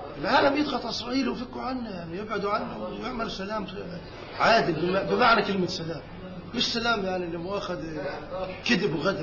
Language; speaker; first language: Arabic; native; Arabic